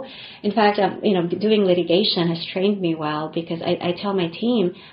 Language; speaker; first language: English; non-native, local second language; Filipino